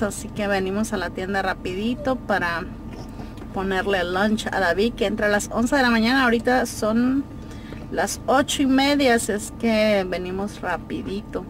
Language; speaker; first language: Spanish; native; Spanish